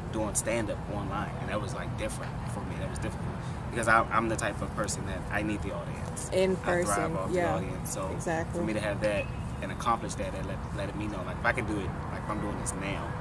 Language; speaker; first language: English; native; English